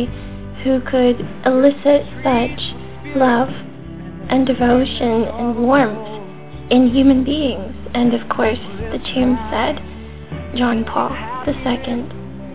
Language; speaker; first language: English; native; English